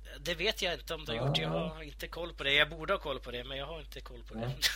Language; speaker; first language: Swedish; native; Swedish